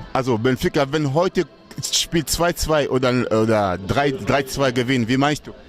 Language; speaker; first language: German; non-native, learner; French